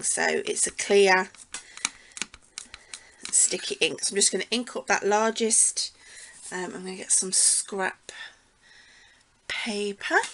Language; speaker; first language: English; native; English